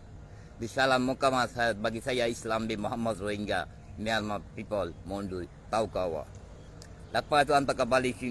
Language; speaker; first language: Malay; non-native, learner; Bangla